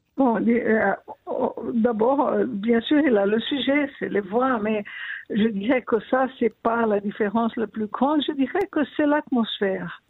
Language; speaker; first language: French; non-native, fluent; Portuguese